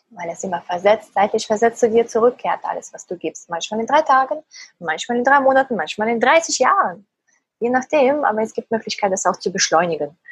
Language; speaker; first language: German; native; German